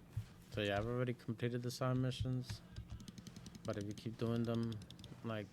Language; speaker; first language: English; native; English